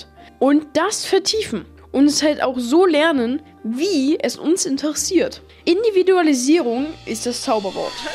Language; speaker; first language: German; native; German